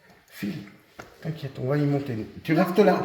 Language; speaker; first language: French; native; French